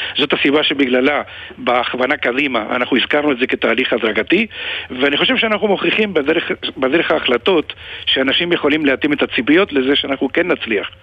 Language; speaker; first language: Hebrew; non-native, fluent; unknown